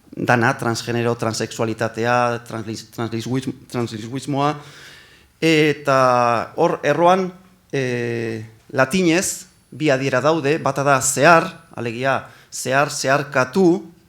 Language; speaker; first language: Basque; non-native, local second language; Spanish